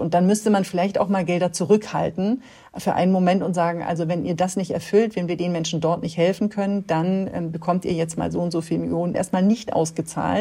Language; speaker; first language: German; native; German